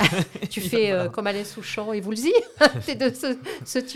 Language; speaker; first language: French; native; French